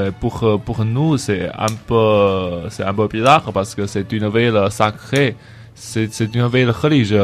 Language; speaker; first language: French; non-native, learner; Chinese